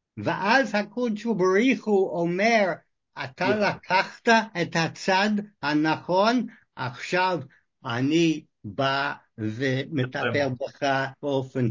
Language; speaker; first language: Hebrew; non-native, fluent; English